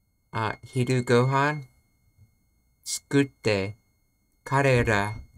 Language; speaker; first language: Japanese; non-native, learner; English